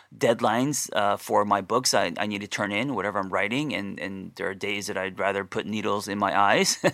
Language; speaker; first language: English; native; English